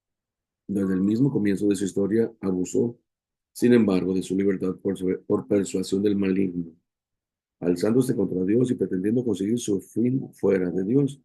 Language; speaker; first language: Spanish; native; Spanish